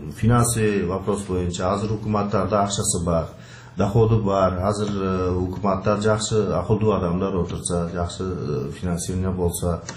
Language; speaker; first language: Kyrgyz; non-native, local second language; Tajik